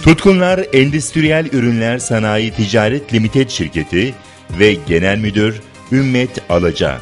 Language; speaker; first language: Turkish; native; Turkish